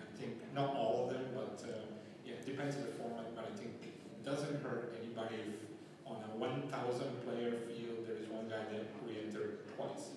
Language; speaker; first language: English; non-native, fluent; Italian